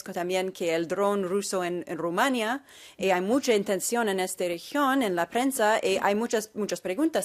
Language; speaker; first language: Spanish; non-native, fluent; English